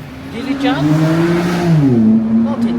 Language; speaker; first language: English; non-native, learner; Armenian